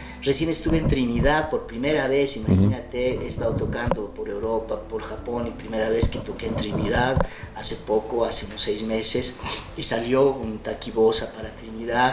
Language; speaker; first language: Spanish; native; Spanish